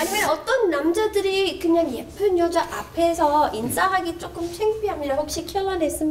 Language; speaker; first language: Korean; non-native, learner; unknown